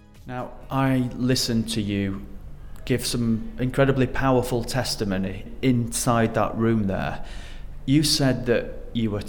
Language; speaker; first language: English; native; English